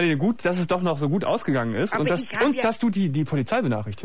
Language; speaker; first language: German; native; German